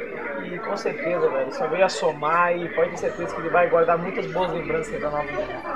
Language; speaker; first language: Portuguese; native; Portuguese